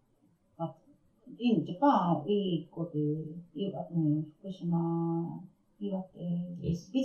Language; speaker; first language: English; non-native, learner; Japanese